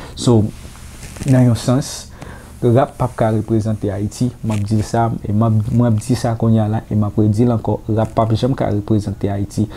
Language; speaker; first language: Haitian Creole; early bilingual, heritage; Haitian Creole